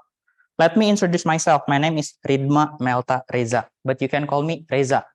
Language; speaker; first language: English; non-native, fluent; Indonesian